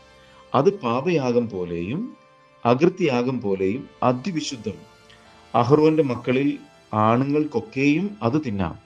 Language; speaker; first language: Malayalam; native; Malayalam